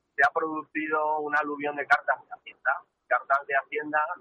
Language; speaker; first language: Spanish; native; Spanish